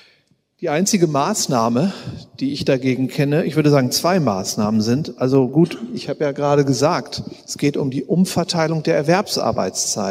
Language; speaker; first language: German; native; German